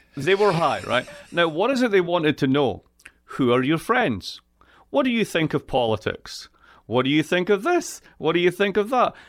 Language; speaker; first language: English; native; English